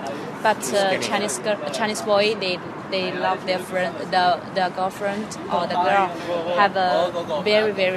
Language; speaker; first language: English; non-native, fluent; Chinese